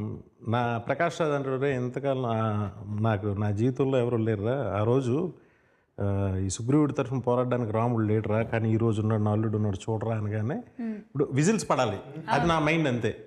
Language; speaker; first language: Telugu; native; Telugu